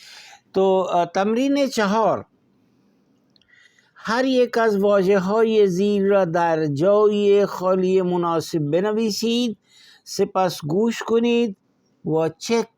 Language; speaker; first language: Persian; non-native, fluent; Urdu